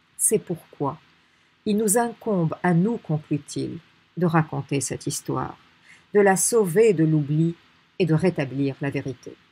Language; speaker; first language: French; non-native, local second language; Arabic